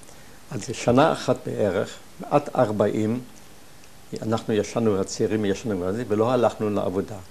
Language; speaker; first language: Hebrew; non-native, fluent; German